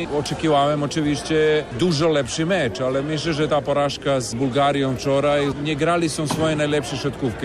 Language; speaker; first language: Polish; non-native, fluent; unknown